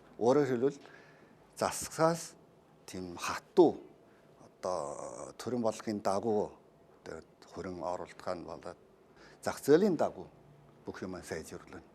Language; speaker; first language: Mongolian; native; Mongolian